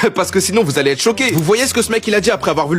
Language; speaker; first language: French; native; French